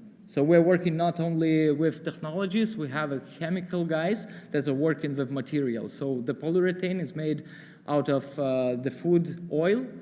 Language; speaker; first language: English; non-native, fluent; Lithuanian